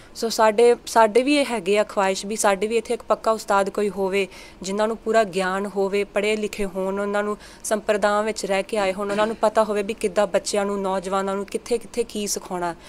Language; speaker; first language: Punjabi; early bilingual, heritage; Punjabi